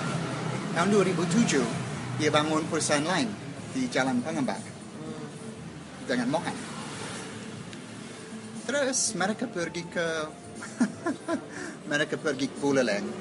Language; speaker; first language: Indonesian; non-native, learner; English